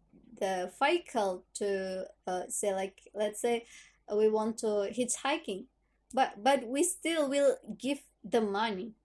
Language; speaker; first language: English; non-native, learner; Indonesian